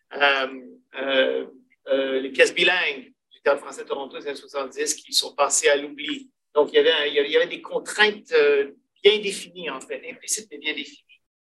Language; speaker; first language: French; native; French